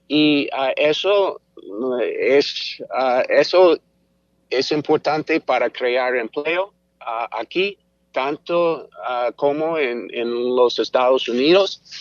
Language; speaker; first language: Spanish; non-native, fluent; English